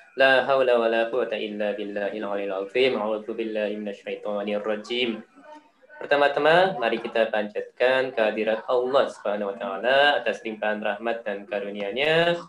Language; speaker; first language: Indonesian; native; Indonesian